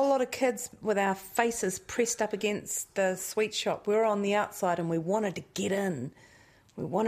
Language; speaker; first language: English; native; English